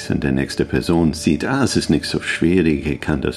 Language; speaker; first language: German; non-native, learner; English